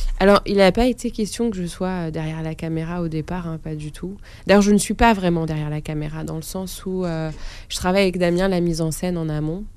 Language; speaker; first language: French; non-native, local second language; Arabic